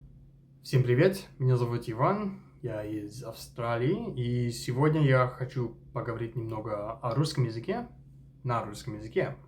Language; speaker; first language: Russian; non-native, fluent; English